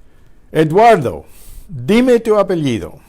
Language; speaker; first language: Spanish; non-native, fluent; English